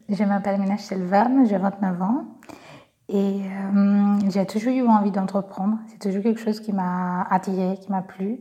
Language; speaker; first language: French; non-native, fluent; Portuguese